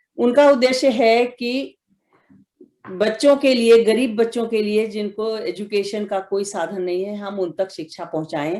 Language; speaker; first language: Hindi; native; Hindi